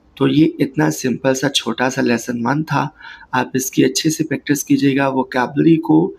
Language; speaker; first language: Urdu; native; Urdu